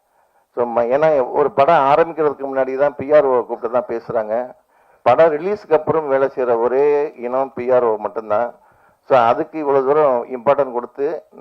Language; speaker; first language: Tamil; native; Tamil